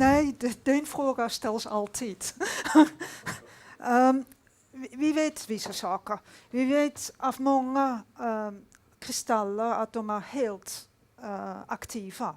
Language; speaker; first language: Swedish; non-native, fluent; Dutch